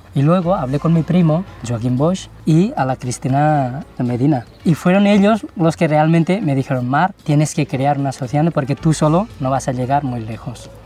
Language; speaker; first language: Spanish; early bilingual, other home language; Nepali